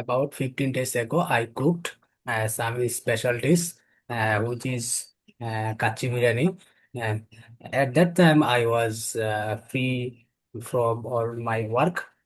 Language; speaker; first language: English; non-native, learner; Bangla